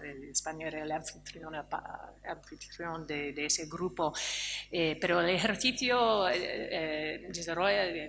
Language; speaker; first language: Spanish; non-native, fluent; English